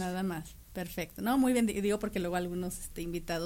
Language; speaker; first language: Spanish; native; Spanish